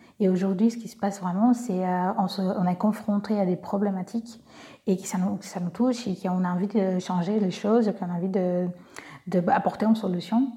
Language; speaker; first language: French; non-native, fluent; Portuguese